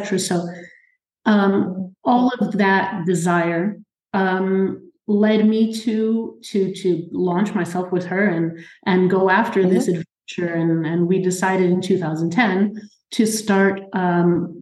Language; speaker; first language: English; native; English